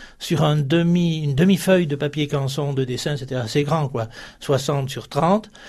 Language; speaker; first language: French; native; French